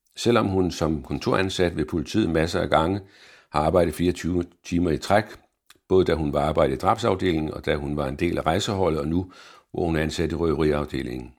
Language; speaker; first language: Danish; native; Danish